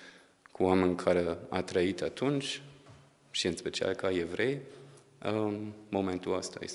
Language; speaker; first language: Romanian; non-native, fluent; German